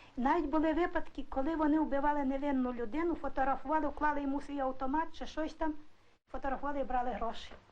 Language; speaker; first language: Ukrainian; native; Ukrainian